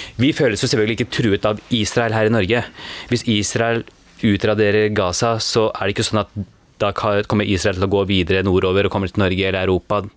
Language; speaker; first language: Norwegian; early bilingual, other home language; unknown